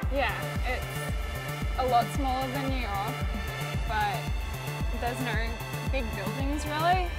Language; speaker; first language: English; native; English